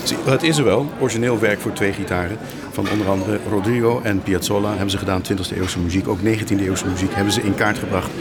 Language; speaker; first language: Dutch; native; Dutch